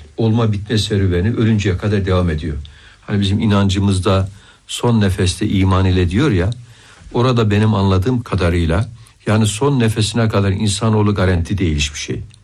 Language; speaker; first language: Turkish; native; Turkish